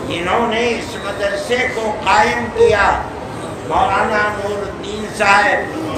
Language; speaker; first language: Urdu; native; Urdu